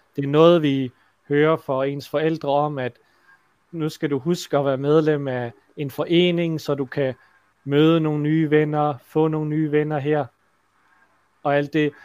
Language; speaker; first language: Danish; native; Danish